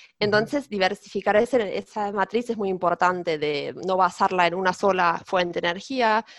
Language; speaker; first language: Spanish; non-native, fluent; German